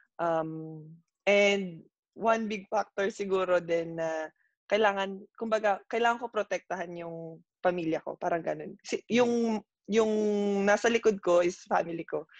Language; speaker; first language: Filipino; native; Filipino